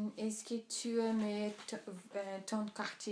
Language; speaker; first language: French; non-native, learner; Portuguese